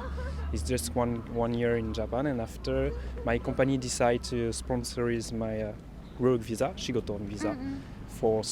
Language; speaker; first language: English; non-native, learner; French